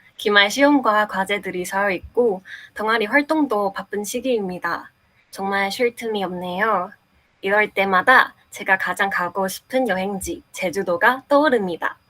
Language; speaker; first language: Korean; non-native, fluent; Chinese